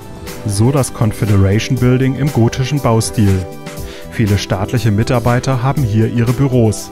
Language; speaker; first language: German; native; German